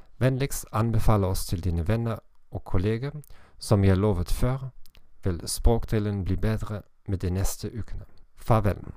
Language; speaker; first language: Norwegian; non-native, learner; German